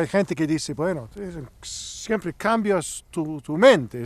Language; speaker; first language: Spanish; non-native, learner; English